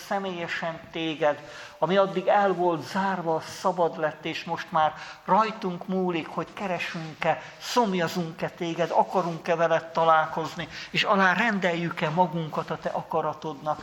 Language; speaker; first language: Hungarian; native; Hungarian